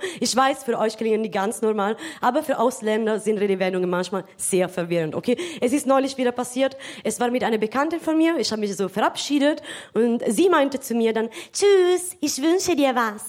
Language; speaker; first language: German; non-native, fluent; Italian